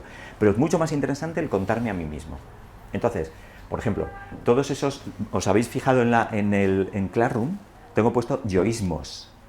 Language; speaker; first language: Spanish; native; Spanish